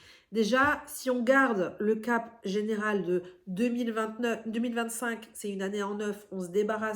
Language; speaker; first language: French; native; French